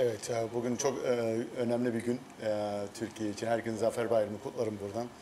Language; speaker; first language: Turkish; early bilingual, heritage; Turkish